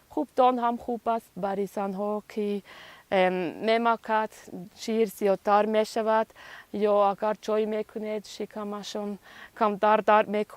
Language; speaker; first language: Persian; non-native, learner; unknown